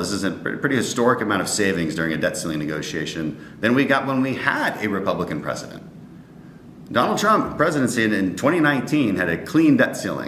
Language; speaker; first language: English; native; English